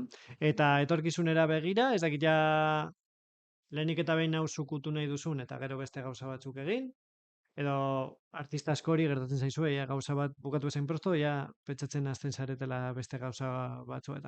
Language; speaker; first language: Basque; native; Basque